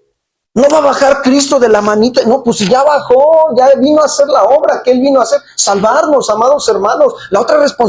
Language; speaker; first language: Spanish; native; Spanish